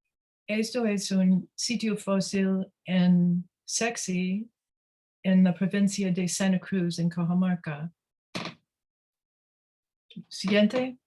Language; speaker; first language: Spanish; non-native, learner; English